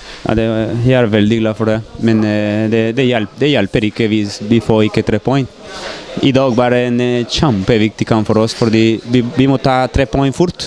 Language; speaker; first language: Norwegian; non-native, learner; Spanish